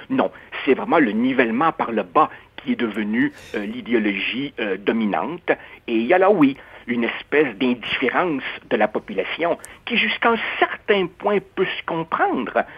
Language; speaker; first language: French; non-native, fluent; Spanish